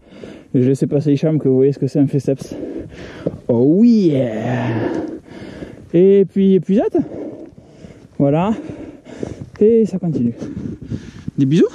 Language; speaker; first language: French; native; French